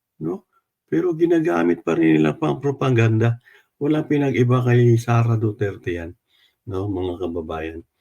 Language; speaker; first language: Filipino; non-native, local second language; Cebuano